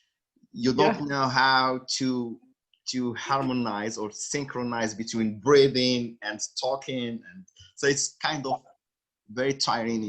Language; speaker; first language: English; non-native, fluent; Arabic